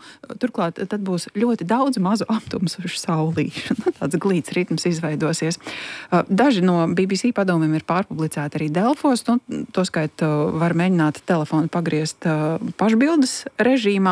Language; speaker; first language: Latvian; native; Latvian